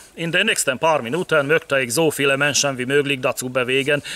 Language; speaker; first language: German; non-native, fluent; Hungarian